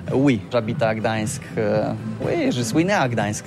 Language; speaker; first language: French; non-native, learner; Polish